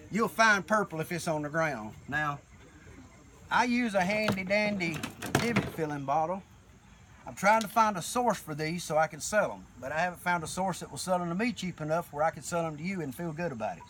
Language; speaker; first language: English; native; English